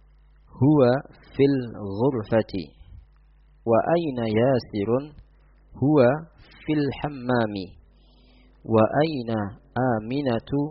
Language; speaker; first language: Arabic; non-native, fluent; Indonesian